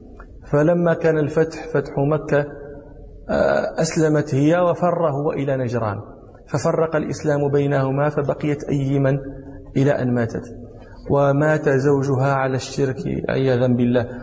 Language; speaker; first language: Arabic; native; Arabic